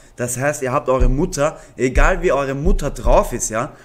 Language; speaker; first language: German; native; German